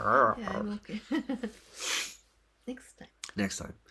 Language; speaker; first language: English; non-native, learner; Japanese